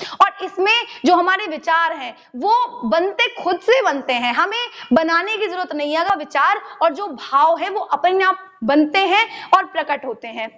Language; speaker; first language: Hindi; native; Hindi